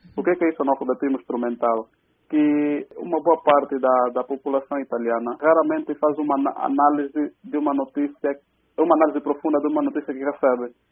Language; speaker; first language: Portuguese; native; Portuguese